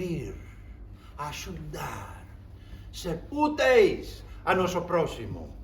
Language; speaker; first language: Portuguese; non-native, fluent; Spanish